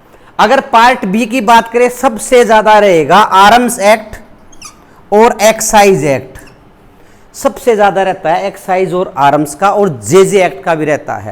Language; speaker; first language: Hindi; native; Hindi